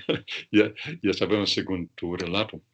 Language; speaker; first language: Spanish; non-native, fluent; Russian